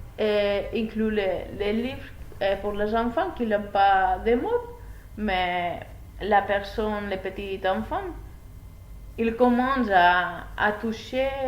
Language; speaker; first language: French; non-native, learner; Spanish